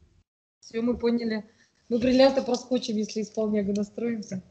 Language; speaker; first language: Russian; native; Russian